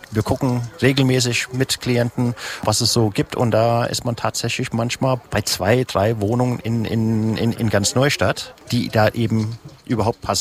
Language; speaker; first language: German; native; German